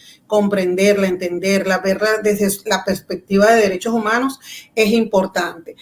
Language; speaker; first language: Spanish; native; Spanish